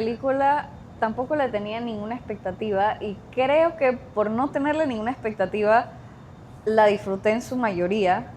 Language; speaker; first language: Spanish; native; Spanish